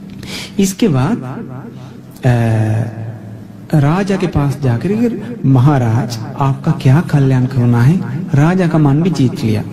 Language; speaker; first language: Hindi; non-native, fluent; Sinhala